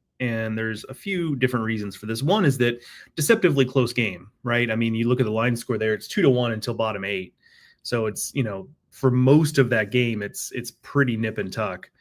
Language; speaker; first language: English; native; English